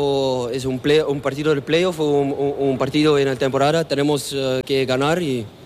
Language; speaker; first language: Spanish; non-native, learner; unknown